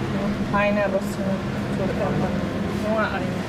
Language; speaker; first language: German; non-native, learner; Spanish